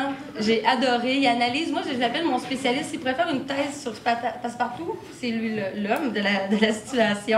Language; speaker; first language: French; native; French